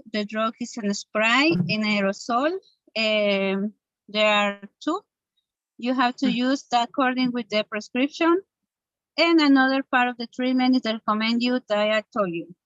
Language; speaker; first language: English; non-native, learner; Spanish